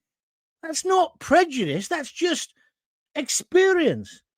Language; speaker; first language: English; native; English